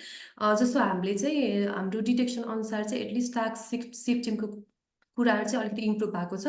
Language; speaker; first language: Nepali; native; Nepali